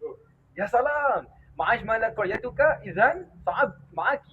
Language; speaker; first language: Arabic; non-native, learner; Malay